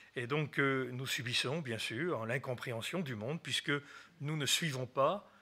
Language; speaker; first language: French; native; French